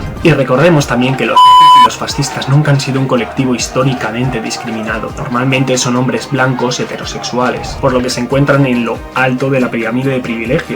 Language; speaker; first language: Spanish; native; Spanish